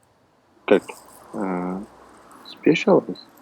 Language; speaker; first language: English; non-native, learner; Russian